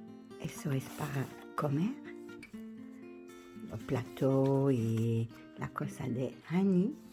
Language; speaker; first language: Spanish; non-native, learner; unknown